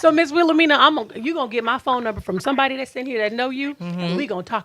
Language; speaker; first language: English; native; English